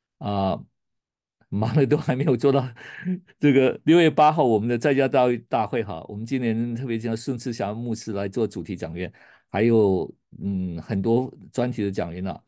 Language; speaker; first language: Chinese; native; Chinese